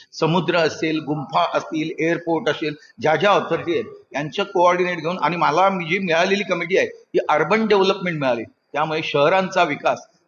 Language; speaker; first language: Marathi; native; Marathi